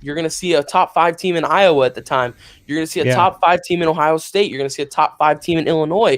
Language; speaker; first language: English; native; English